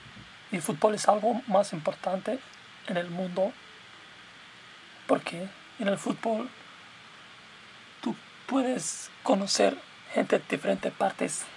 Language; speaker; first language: Spanish; non-native, learner; English